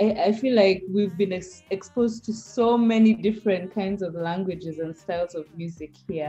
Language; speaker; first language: English; native; English